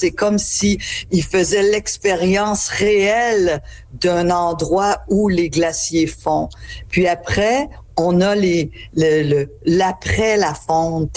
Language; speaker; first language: French; native; French